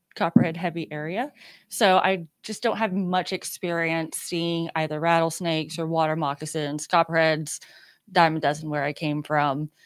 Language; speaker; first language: English; native; English